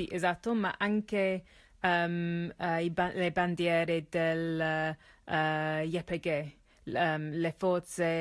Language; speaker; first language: Italian; non-native, learner; English